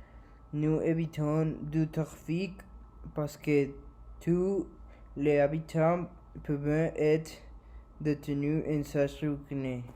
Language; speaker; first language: French; non-native, learner; Spanish